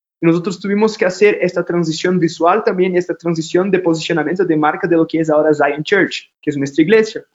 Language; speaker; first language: Spanish; non-native, fluent; Portuguese